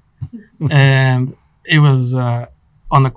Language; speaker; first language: English; non-native, fluent; Spanish